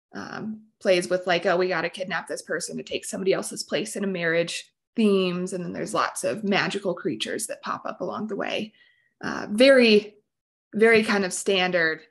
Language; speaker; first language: English; native; English